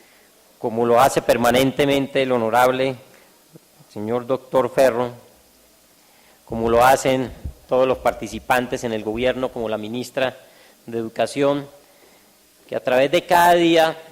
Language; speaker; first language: Spanish; native; Spanish